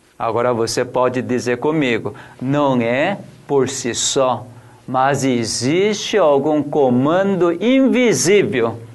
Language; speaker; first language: Portuguese; non-native, fluent; Korean